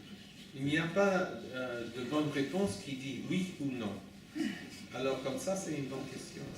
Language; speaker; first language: French; non-native, fluent; English